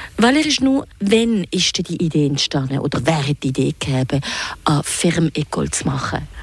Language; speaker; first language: German; native; German